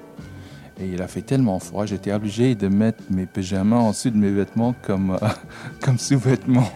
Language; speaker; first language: French; non-native, fluent; English